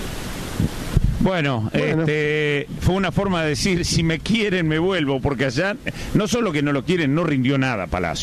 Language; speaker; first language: Spanish; native; Spanish